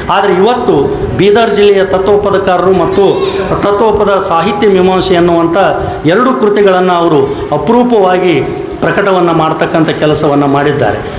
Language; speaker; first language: Kannada; native; Kannada